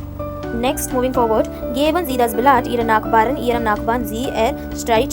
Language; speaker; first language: German; non-native, fluent; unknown